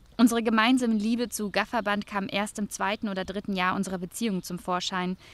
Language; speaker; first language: German; native; German